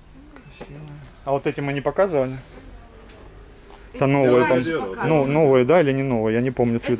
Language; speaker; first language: Russian; native; Russian